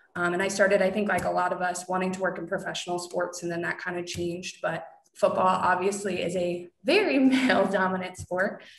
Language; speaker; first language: English; native; English